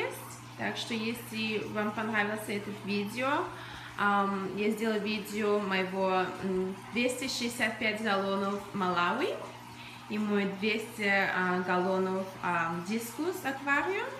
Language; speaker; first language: Russian; early bilingual, other home language; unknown